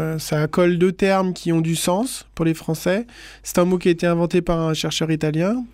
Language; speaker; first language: French; native; French